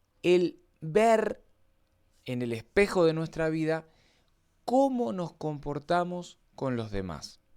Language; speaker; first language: Spanish; native; Spanish